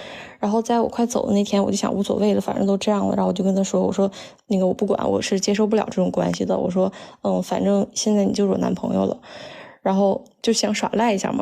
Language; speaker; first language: Chinese; native; Chinese